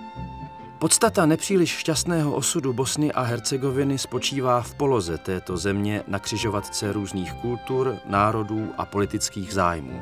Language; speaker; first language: Czech; native; Czech